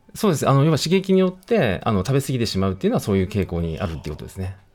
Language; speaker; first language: Japanese; native; Japanese